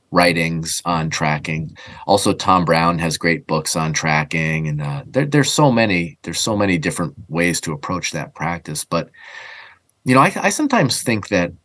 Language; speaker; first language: English; native; English